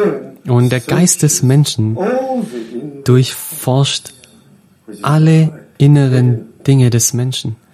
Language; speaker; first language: German; non-native, fluent; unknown